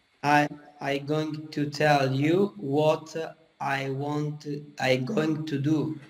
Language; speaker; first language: English; non-native, learner; Italian